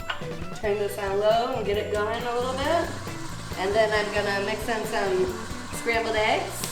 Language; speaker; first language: English; native; English